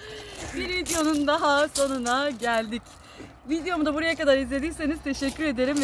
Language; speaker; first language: Turkish; native; Turkish